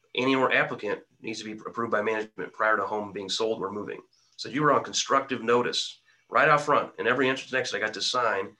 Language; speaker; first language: English; native; English